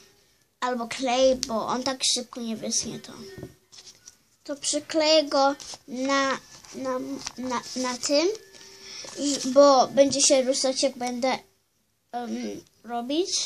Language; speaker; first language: Polish; early bilingual, heritage; Polish